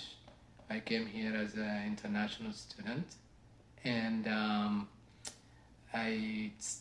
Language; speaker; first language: English; non-native, fluent; Arabic